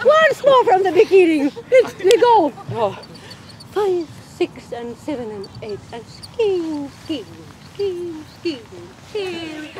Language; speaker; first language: English; non-native, fluent; Finnish